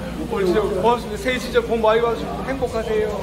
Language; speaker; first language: Korean; native; Korean